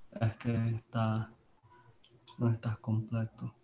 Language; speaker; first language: Spanish; non-native, learner; Portuguese